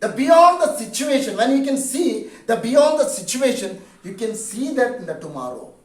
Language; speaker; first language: English; non-native, local second language; Kannada